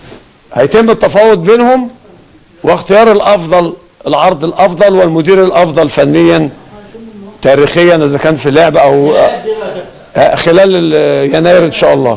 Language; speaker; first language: Arabic; native; Arabic